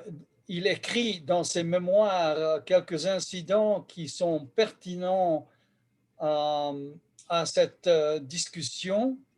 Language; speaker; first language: French; non-native, fluent; Hungarian